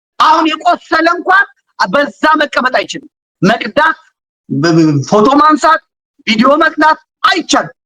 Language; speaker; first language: Amharic; native; Amharic